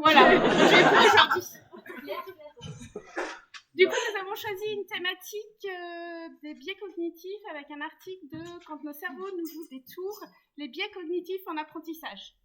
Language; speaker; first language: French; native; French